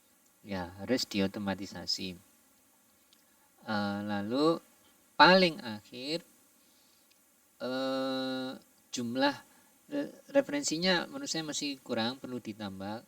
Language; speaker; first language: Indonesian; native; Indonesian